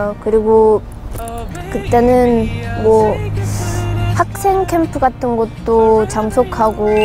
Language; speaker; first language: Korean; non-native, fluent; Russian